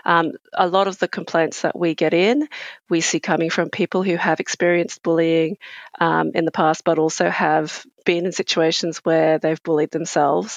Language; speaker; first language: English; native; English